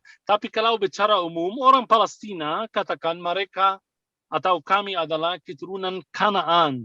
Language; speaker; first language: Indonesian; non-native, fluent; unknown